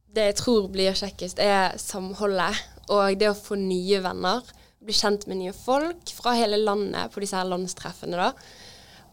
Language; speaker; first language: Norwegian; native; Norwegian